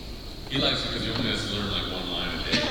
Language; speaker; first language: English; native; English